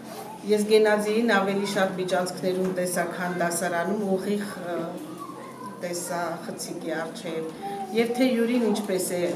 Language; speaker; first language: Armenian; native; Armenian